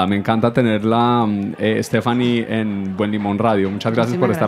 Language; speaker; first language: Spanish; native; Spanish